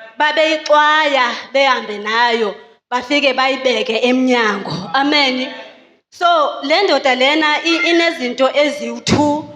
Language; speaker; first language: Zulu; non-native, local second language; Xhosa